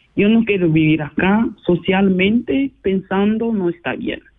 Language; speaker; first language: Spanish; non-native, fluent; Portuguese